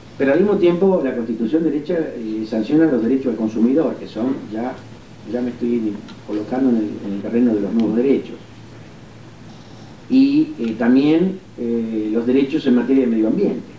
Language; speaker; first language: Spanish; native; Spanish